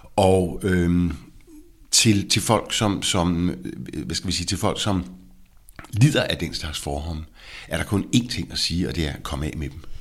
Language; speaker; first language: Danish; native; Danish